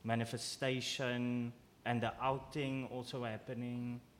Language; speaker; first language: English; non-native, local second language; Afrikaans